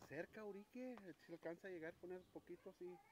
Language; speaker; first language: Spanish; native; Spanish